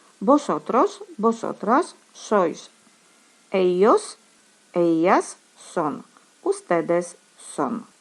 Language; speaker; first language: Spanish; non-native, fluent; Polish